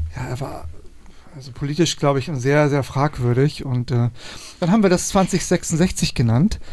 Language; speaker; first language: German; native; German